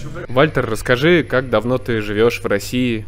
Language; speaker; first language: Russian; native; Russian